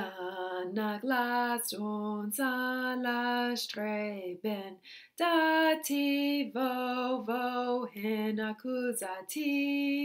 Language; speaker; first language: German; non-native, fluent; English